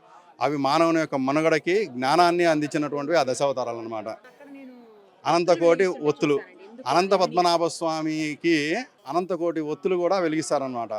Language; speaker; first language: Telugu; native; Telugu